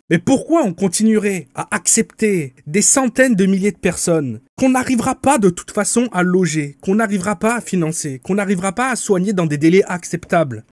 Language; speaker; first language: French; native; French